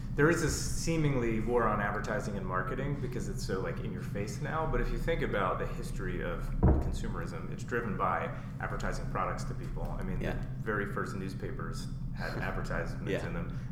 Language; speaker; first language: English; native; English